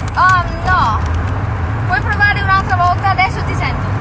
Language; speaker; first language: Italian; non-native, learner; English